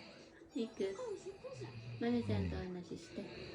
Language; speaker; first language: Japanese; non-native, learner; Filipino